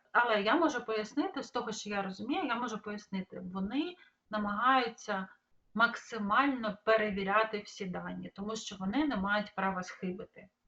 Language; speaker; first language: Ukrainian; native; Ukrainian